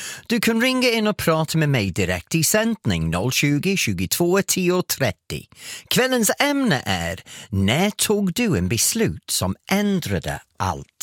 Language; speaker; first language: Swedish; non-native, fluent; English